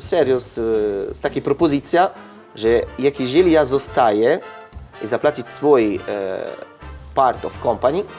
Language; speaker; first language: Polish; non-native, learner; Italian